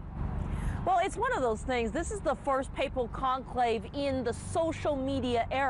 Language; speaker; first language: English; native; English